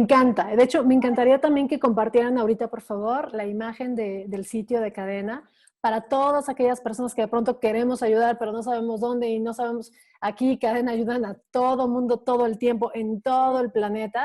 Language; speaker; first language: Spanish; native; Spanish